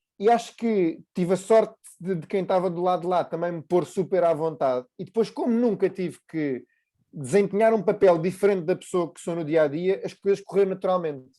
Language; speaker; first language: Portuguese; native; Portuguese